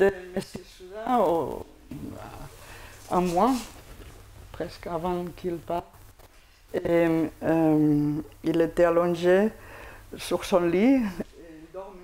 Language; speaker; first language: French; non-native, fluent; Spanish